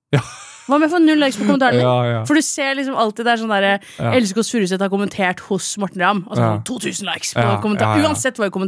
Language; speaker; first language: Norwegian; native; Norwegian